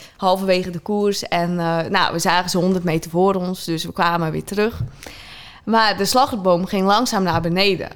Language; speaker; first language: Dutch; native; Dutch